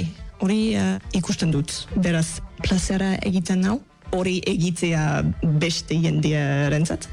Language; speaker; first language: Basque; non-native, fluent; English